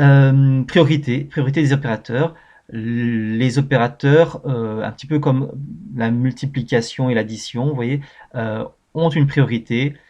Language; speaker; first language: French; native; French